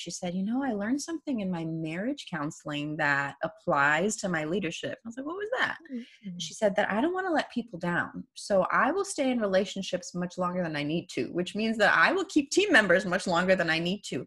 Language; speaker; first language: English; non-native, fluent; Persian